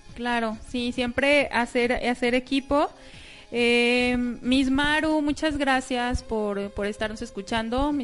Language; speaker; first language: Spanish; native; Spanish